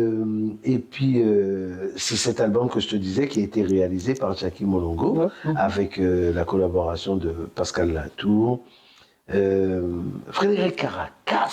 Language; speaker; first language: French; native; French